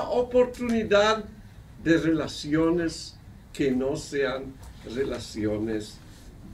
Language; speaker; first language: Spanish; non-native, fluent; Hebrew